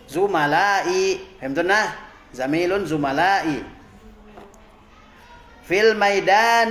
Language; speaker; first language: Arabic; non-native, fluent; Indonesian